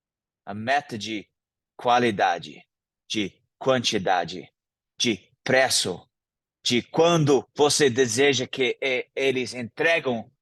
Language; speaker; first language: Portuguese; non-native, fluent; English